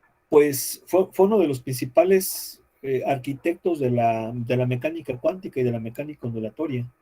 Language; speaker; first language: Spanish; native; Spanish